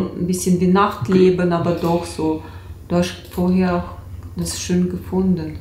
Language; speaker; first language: German; non-native, learner; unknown